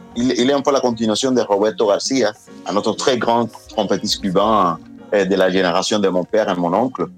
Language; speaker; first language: French; non-native, fluent; Spanish